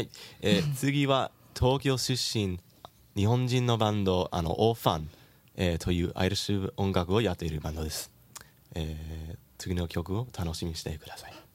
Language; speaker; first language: Japanese; non-native, learner; English